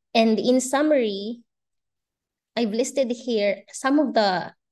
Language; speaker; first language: English; non-native, local second language; Bikol